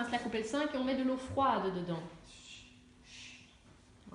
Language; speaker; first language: French; native; French